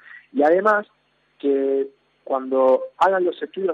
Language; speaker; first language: Spanish; native; Spanish